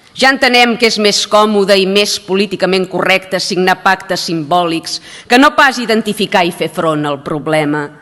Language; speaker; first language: Catalan; native; Catalan